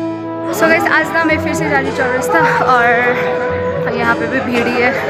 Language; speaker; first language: Hindi; non-native, local second language; Nepali